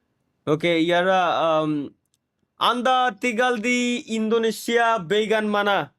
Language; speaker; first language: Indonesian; non-native, learner; Bangla